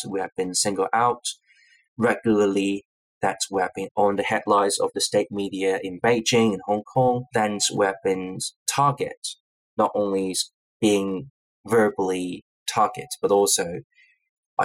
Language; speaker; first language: English; non-native, local second language; Cantonese